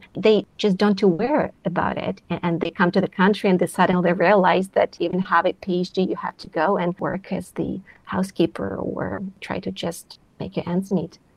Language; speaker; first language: English; non-native, fluent; Russian